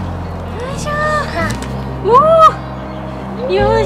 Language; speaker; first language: Japanese; native; Japanese